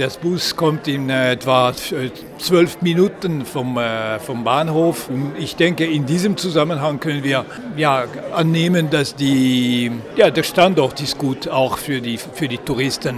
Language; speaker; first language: German; non-native, local second language; French